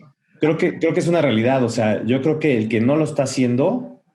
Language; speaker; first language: Spanish; native; Spanish